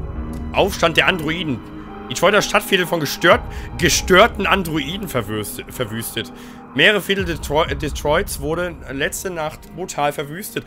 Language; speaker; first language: German; native; German